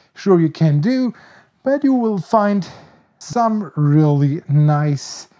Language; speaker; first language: English; non-native, fluent; German